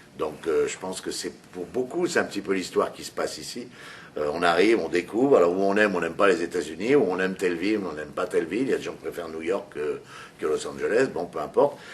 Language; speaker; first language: French; native; French